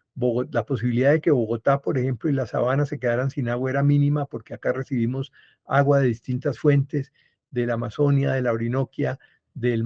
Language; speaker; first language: Spanish; native; Spanish